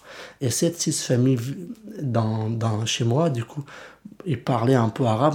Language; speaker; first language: French; early bilingual, other home language; Kurdish